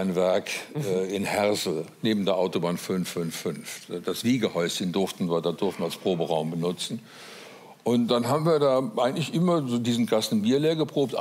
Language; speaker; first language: German; native; German